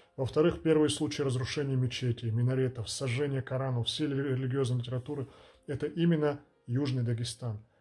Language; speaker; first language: Russian; non-native, local second language; Lezghian